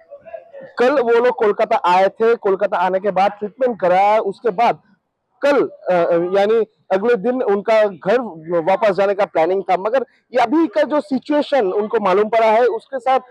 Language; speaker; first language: Hindi; non-native, local second language; Bangla